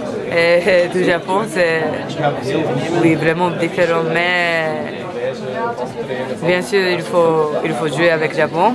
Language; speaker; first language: French; non-native, learner; Japanese